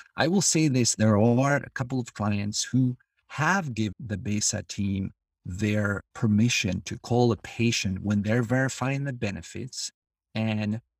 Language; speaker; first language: English; non-native, fluent; Albanian